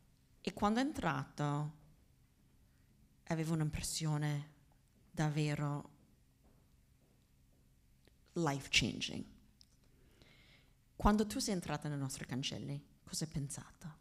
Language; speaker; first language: Italian; non-native, fluent; English